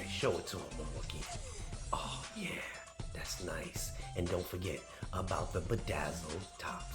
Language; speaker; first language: English; native; English